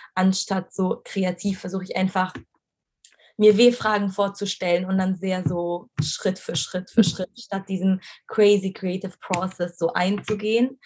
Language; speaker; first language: German; non-native, fluent; Arabic